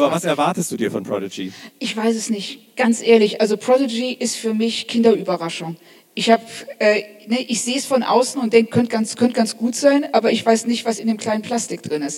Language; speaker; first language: German; native; German